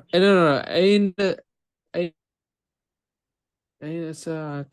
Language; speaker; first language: Arabic; non-native, learner; Urdu